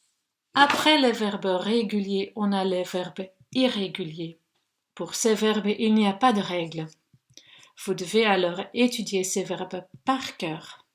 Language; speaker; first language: French; non-native, local second language; Dutch